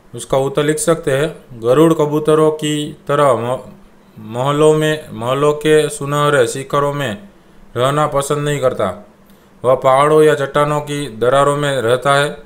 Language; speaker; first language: Hindi; non-native, local second language; Gujarati